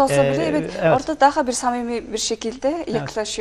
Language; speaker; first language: Turkish; non-native, fluent; Mongolian